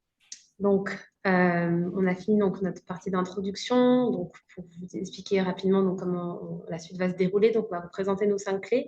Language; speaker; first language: French; native; French